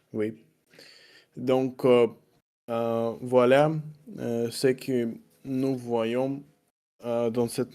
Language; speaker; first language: French; non-native, learner; Russian